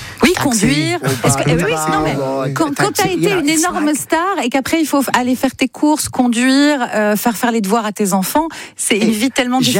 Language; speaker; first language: French; native; French